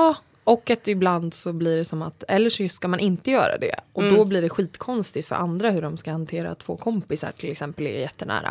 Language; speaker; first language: Swedish; native; Swedish